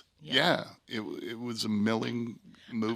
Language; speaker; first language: English; native; English